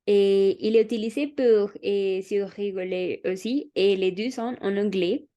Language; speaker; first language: French; non-native, learner; Spanish